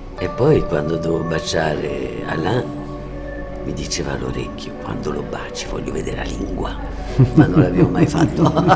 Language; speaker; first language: Italian; non-native, fluent; French